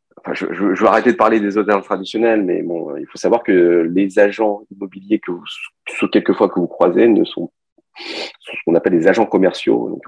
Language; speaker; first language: French; early bilingual, other home language; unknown